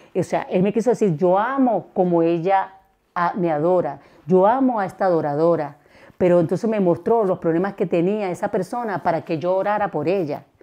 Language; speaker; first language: Spanish; native; Spanish